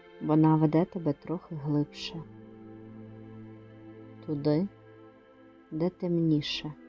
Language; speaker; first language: Ukrainian; native; Ukrainian